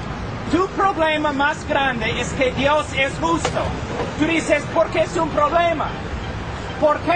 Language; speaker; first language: Spanish; non-native, fluent; English